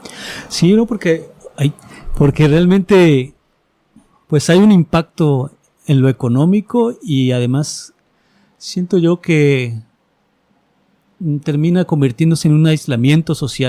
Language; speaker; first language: Spanish; native; Spanish